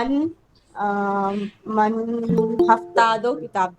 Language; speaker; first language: Persian; non-native, learner; Urdu